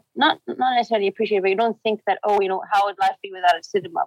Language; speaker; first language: English; non-native, fluent; Arabic